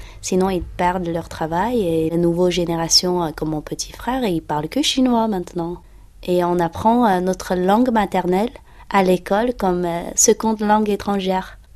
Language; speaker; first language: French; non-native, fluent; Uyghur